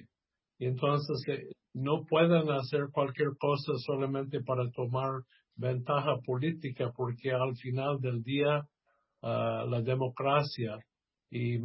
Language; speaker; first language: Spanish; non-native, fluent; English